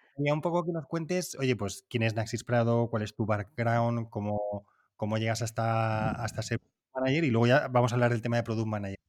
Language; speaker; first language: Spanish; native; Spanish